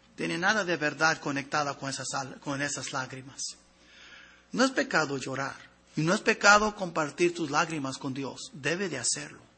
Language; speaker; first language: Spanish; non-native, fluent; English